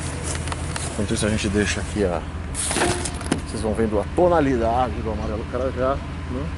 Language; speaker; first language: Portuguese; native; Portuguese